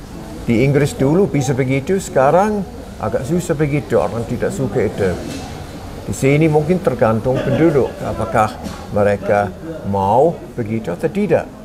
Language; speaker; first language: Indonesian; non-native, fluent; English